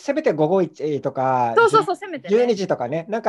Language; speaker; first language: Japanese; native; Japanese